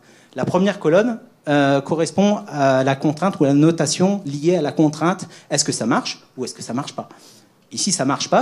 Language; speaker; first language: French; native; French